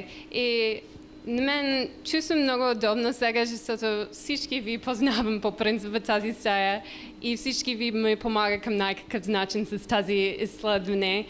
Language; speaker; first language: Bulgarian; non-native, learner; English